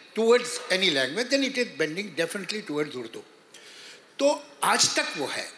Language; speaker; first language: Hindi; native; Hindi